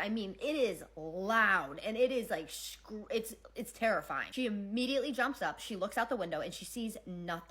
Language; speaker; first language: English; native; English